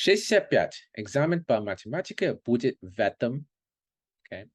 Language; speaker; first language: Russian; non-native, fluent; English